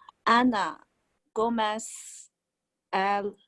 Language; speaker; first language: Spanish; non-native, learner; English